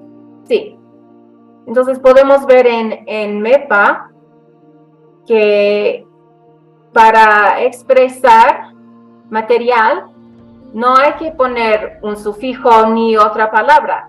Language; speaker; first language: Spanish; non-native, fluent; English